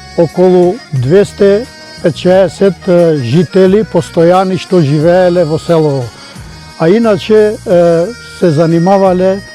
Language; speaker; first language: Macedonian; native; Macedonian